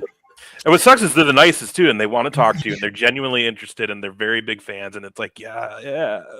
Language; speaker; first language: English; native; English